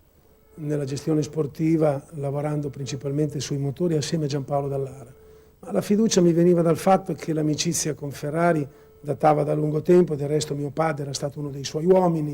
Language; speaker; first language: Italian; native; Italian